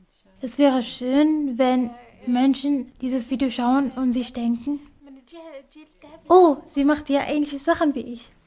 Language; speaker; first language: German; non-native, fluent; Kurdish